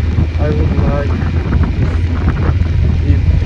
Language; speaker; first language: English; non-native, learner; Russian